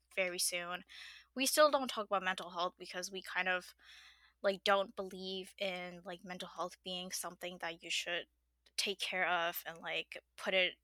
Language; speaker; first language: English; non-native, fluent; Burmese